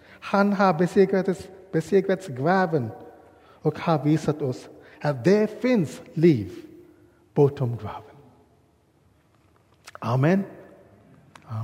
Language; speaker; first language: Swedish; non-native, learner; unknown